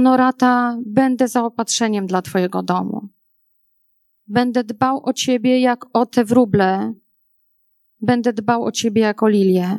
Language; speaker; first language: Polish; native; Polish